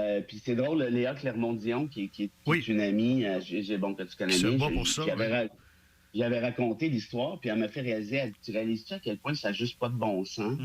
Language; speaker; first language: French; native; French